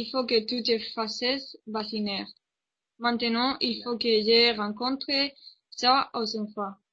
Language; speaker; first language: French; non-native, learner; Spanish